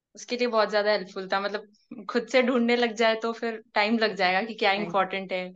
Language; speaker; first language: Hindi; non-native, local second language; Marathi